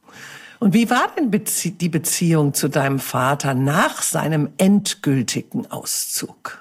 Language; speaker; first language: German; native; German